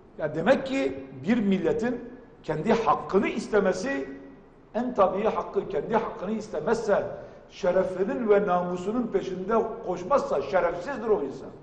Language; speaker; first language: Turkish; non-native, local second language; Kurdish